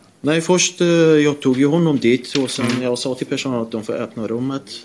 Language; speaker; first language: Swedish; non-native, fluent; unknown